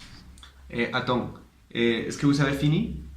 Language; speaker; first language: French; non-native, learner; Spanish